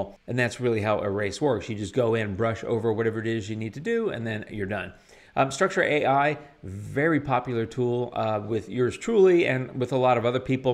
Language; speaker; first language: English; native; English